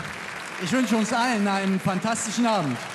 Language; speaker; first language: German; native; German